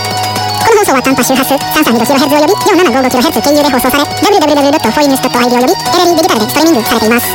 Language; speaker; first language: Japanese; non-native, fluent; Indonesian